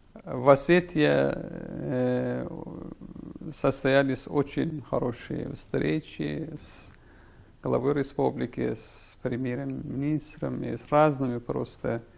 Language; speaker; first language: Russian; non-native, fluent; Persian